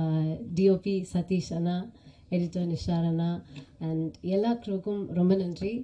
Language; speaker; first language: Tamil; non-native, fluent; Malayalam